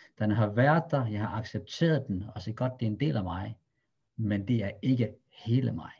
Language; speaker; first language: Danish; early bilingual, other home language; Arabic